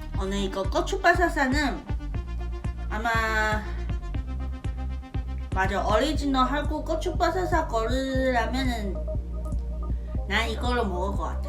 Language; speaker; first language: Korean; non-native, learner; Chinese